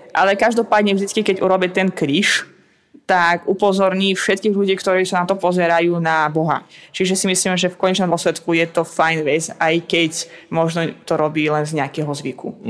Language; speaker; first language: Slovak; non-native, fluent; Russian